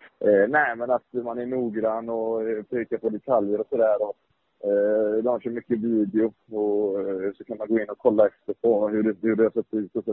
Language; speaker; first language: Swedish; native; Swedish